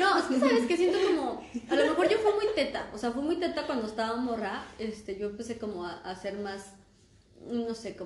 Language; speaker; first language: Spanish; native; Spanish